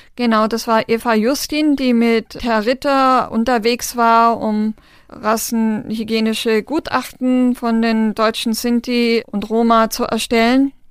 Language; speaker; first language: German; non-native, local second language; Romany